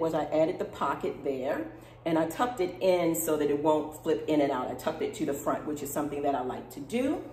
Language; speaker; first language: English; native; English